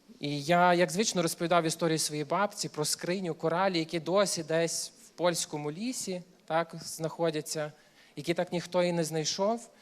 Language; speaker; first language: Ukrainian; native; Ukrainian